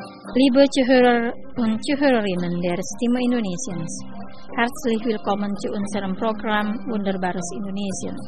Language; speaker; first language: German; non-native, fluent; Indonesian